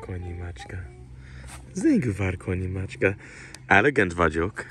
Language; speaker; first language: Hungarian; non-native, learner; English